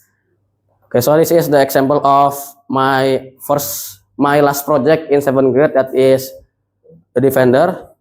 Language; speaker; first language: English; non-native, learner; Indonesian